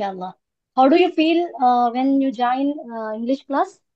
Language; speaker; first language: English; non-native, learner; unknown